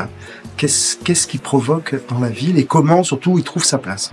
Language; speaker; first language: French; native; French